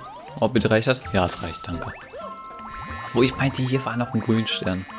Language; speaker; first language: German; native; German